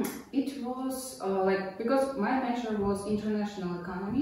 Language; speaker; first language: English; non-native, fluent; Ukrainian